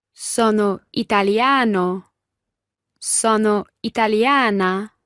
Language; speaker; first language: Italian; non-native, learner; English